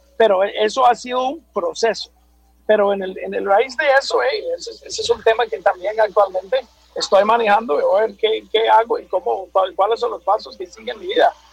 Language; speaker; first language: Spanish; non-native, fluent; English